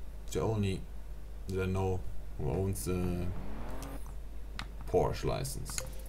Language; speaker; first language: English; non-native, fluent; German